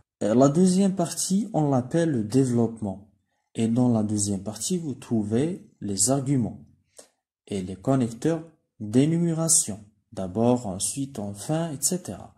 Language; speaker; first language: French; non-native, local second language; Arabic